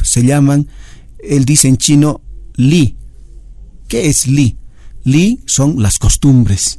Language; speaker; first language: Spanish; native; Spanish